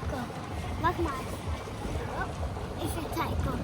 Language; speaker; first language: Dutch; early bilingual, other home language; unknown